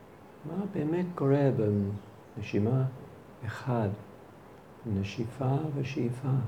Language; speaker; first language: Hebrew; non-native, fluent; English